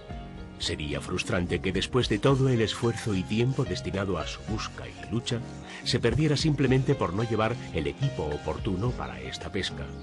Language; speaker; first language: Spanish; native; Spanish